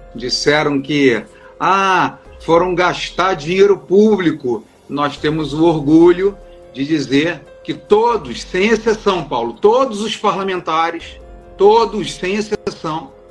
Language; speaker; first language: Portuguese; native; Portuguese